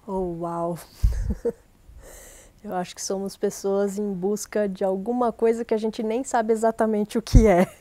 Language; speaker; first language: Portuguese; native; Portuguese